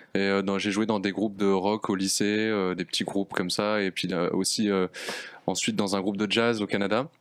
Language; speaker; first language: French; native; French